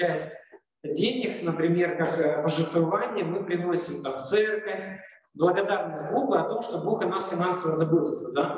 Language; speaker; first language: Russian; native; Russian